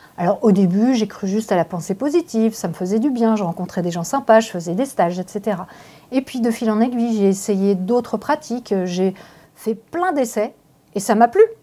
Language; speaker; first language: French; native; French